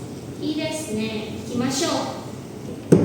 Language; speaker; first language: Japanese; non-native, learner; Indonesian